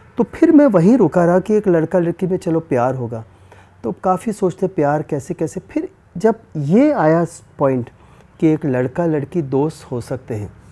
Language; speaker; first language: Hindi; native; Hindi